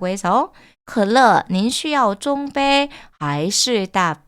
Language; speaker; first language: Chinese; non-native, fluent; Korean